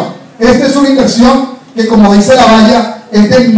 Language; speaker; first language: Spanish; native; Spanish